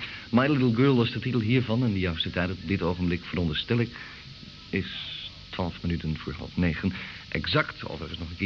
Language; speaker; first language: Dutch; native; Dutch